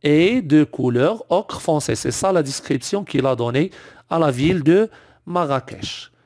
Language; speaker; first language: French; non-native, local second language; Arabic